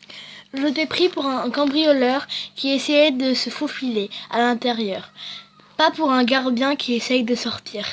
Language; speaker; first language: French; native; French